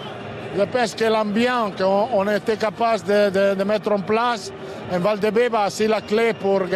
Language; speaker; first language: French; non-native, learner; Italian